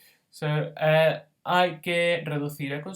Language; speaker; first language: Spanish; non-native, fluent; English